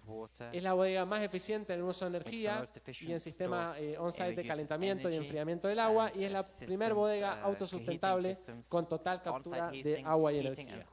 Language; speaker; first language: Spanish; native; Spanish